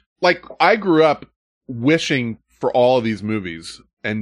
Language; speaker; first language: English; native; English